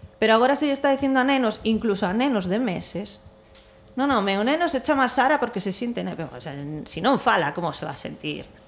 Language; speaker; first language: Galician; non-native, local second language; Spanish